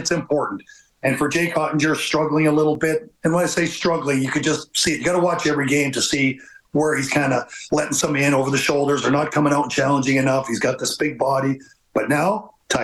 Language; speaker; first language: English; native; English